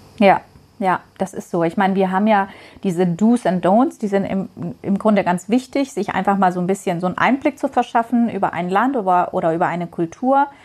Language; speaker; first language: German; non-native, fluent; Persian